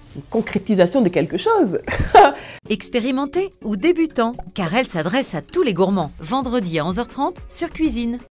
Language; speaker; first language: French; native; French